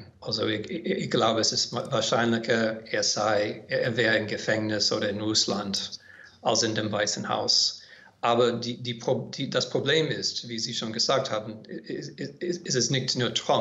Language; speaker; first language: German; non-native, fluent; English